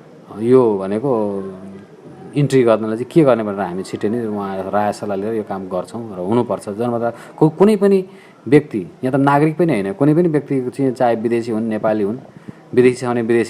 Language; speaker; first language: Nepali; native; Nepali